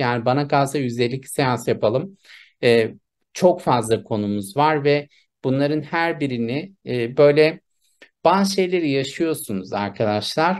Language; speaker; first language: Turkish; native; Turkish